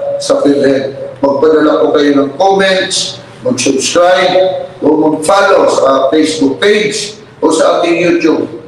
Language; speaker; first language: Filipino; non-native, local second language; Masbatenyo